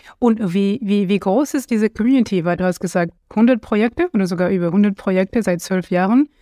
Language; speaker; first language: German; non-native, fluent; French